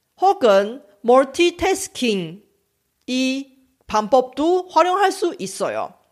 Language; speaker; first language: Korean; non-native, local second language; Chinese